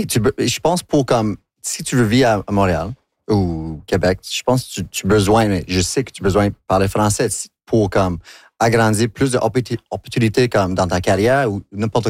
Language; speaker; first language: French; non-native, local second language; English